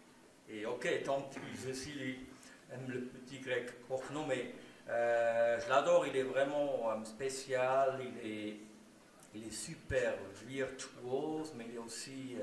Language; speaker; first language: French; non-native, local second language; German